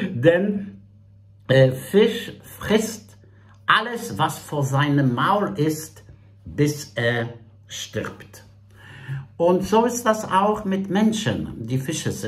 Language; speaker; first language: German; non-native, fluent; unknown